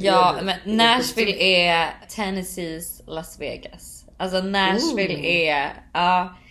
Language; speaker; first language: Swedish; native; Swedish